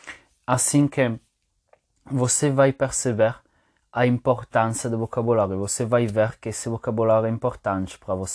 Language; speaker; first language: Portuguese; non-native, fluent; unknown